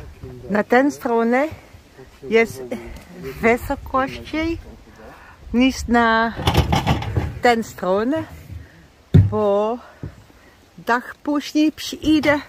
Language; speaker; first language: Polish; non-native, learner; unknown